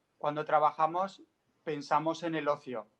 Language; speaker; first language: Spanish; native; Spanish